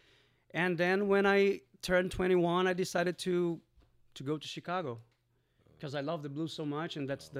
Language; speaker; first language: English; non-native, fluent; Portuguese